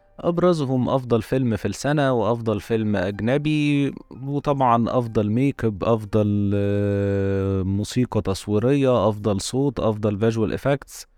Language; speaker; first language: Arabic; native; Arabic